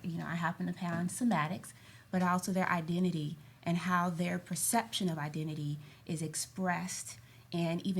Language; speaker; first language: English; native; English